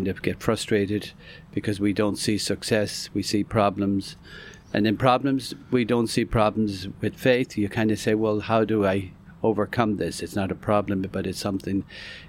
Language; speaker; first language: English; native; English